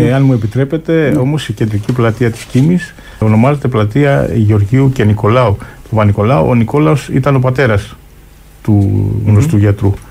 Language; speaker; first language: Greek; native; Greek